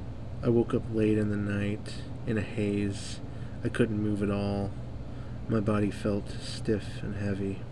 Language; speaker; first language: English; native; English